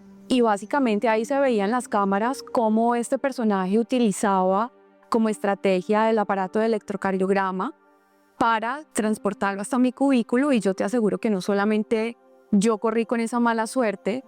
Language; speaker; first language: Spanish; native; Spanish